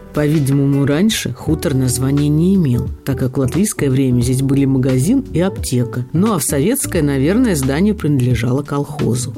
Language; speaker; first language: Russian; native; Russian